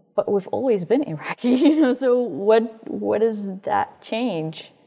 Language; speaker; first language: English; non-native, fluent; Arabic